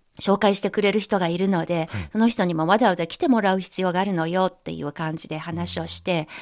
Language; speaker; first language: Japanese; non-native, fluent; Chinese